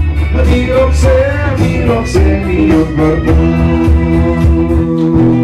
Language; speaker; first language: Hebrew; native; Hebrew